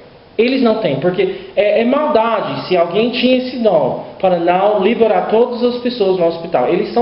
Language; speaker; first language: Portuguese; non-native, learner; English